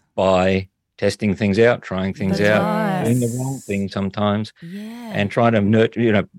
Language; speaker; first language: English; native; English